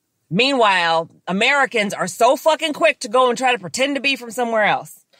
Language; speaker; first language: English; native; English